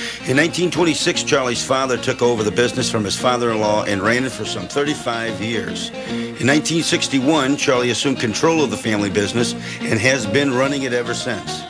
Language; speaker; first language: English; native; English